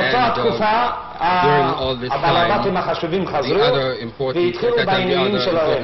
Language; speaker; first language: Hebrew; non-native, fluent; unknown